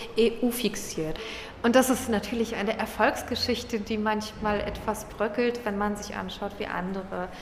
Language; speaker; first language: German; early bilingual, other home language; Polish